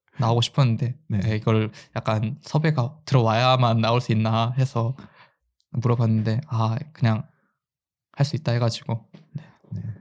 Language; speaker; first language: Korean; early bilingual, heritage; Korean